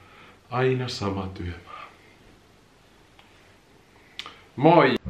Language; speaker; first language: Finnish; native; Finnish